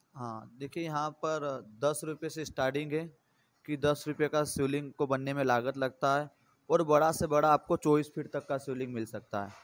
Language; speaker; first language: Hindi; native; Hindi